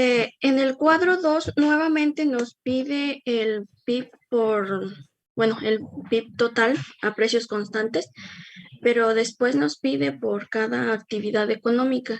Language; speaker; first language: Spanish; native; Spanish